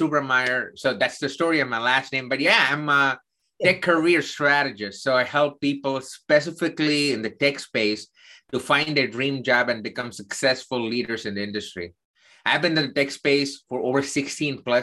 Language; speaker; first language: English; non-native, local second language; Tamil